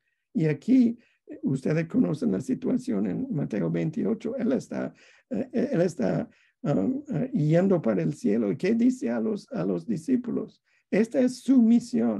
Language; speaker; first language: Spanish; non-native, fluent; English